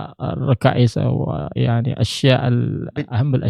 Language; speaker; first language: Arabic; non-native, fluent; Indonesian